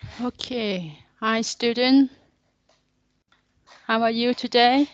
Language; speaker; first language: English; non-native, learner; Vietnamese